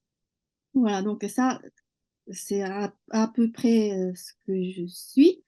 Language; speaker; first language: French; non-native, fluent; Japanese